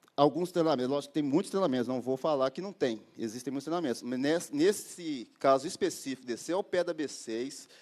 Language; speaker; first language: Portuguese; native; Portuguese